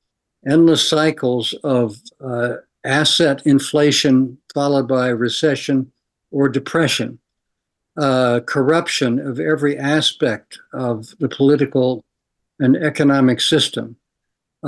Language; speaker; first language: English; native; English